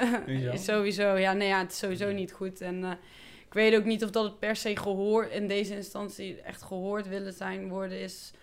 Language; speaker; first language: Dutch; native; Dutch